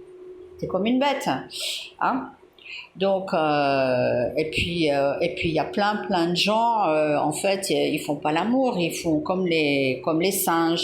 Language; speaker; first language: French; native; French